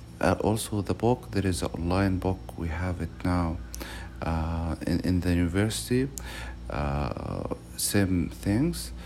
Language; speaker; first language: English; non-native, learner; Arabic